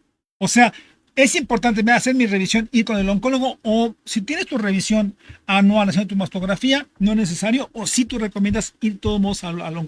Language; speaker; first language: Spanish; native; Spanish